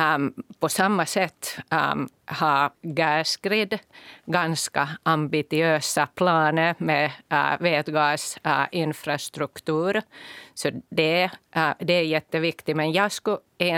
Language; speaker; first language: Swedish; non-native, local second language; Finnish